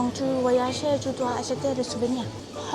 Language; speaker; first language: French; non-native, learner; Thai